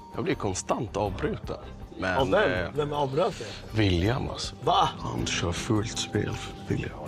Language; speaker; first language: Swedish; non-native, fluent; Arabic